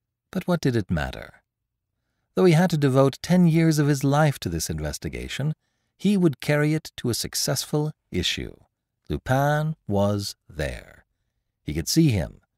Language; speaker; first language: English; native; English